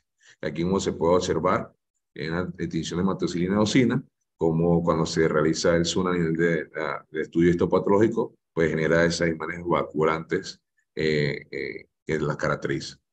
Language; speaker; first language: Spanish; native; Spanish